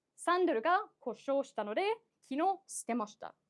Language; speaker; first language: Japanese; non-native, fluent; English